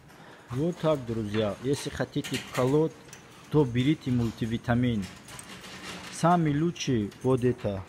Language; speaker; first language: Russian; non-native, fluent; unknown